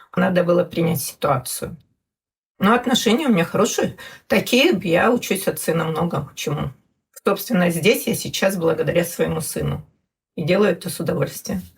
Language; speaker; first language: Russian; native; Russian